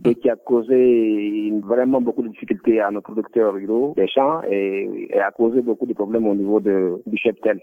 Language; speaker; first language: French; non-native, local second language; Hausa